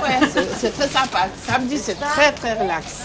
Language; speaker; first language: French; non-native, local second language; Lingala